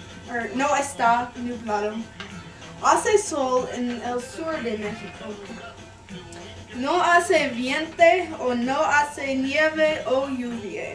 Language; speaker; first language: Spanish; non-native, learner; English